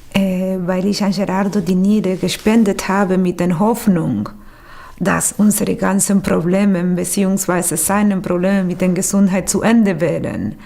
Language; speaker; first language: German; non-native, fluent; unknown